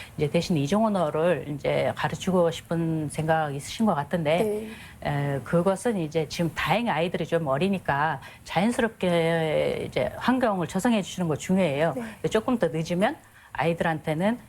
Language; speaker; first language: Korean; non-native, fluent; Kyrgyz